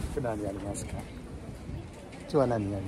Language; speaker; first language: Japanese; non-native, learner; English